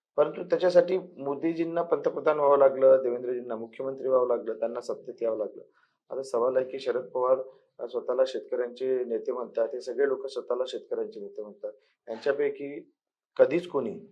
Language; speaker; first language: Marathi; native; Marathi